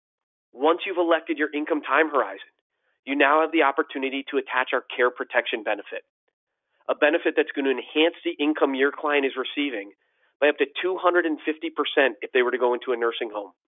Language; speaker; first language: English; native; English